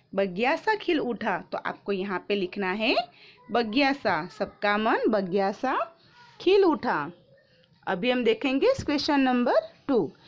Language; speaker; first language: Hindi; non-native, local second language; Gujarati